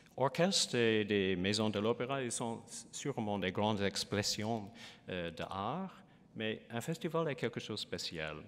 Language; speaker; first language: French; non-native, learner; English